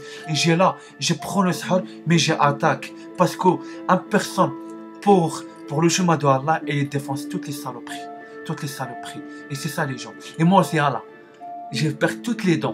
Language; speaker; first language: French; non-native, learner; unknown